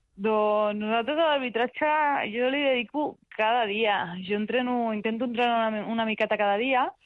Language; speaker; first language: Catalan; early bilingual, other home language; Spanish